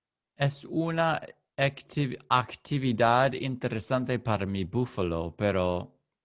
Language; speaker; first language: Spanish; non-native, learner; English